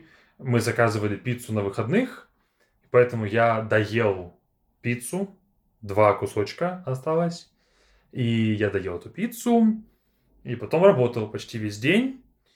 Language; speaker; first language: Russian; native; Russian